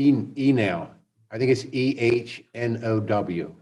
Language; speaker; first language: English; native; English